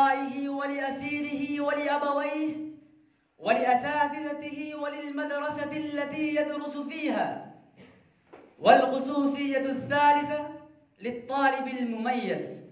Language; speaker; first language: Arabic; non-native, learner; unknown